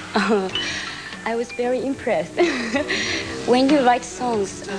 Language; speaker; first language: English; non-native, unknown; Japanese